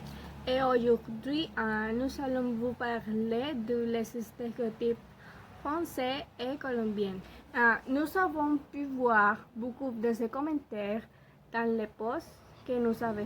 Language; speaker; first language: French; non-native, learner; Spanish